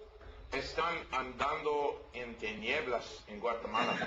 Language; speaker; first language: Spanish; non-native, learner; English